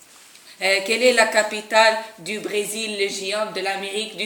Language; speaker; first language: French; non-native, learner; Arabic